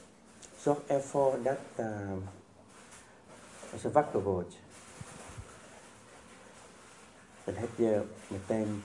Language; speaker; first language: Dutch; non-native, fluent; Vietnamese